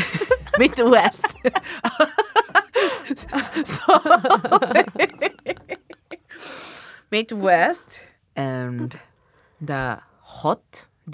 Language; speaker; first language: English; non-native, learner; Japanese